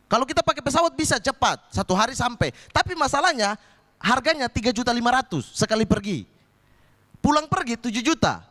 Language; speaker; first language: Indonesian; native; Indonesian